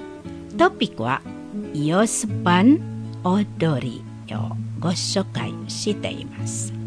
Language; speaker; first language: Japanese; non-native, learner; Indonesian